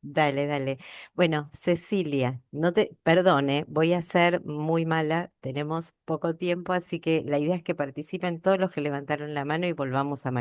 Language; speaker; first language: Spanish; native; Spanish